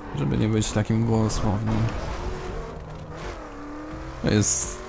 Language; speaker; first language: Polish; native; Polish